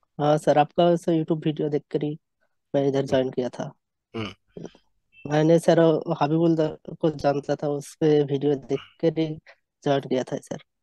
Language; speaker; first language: Hindi; non-native, local second language; Bangla